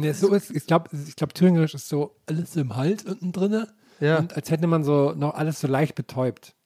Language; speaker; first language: German; native; German